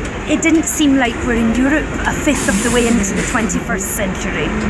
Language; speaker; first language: English; native; English